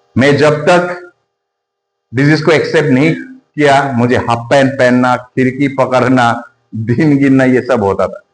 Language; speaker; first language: Hindi; non-native, local second language; Bangla